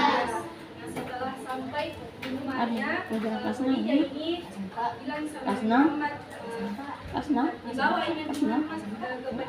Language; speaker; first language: Indonesian; native; Indonesian